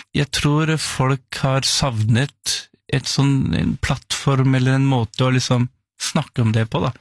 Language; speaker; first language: Norwegian; early bilingual, other home language; Urdu